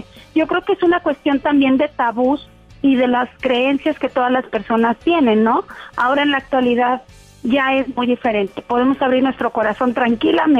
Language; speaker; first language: Spanish; native; Spanish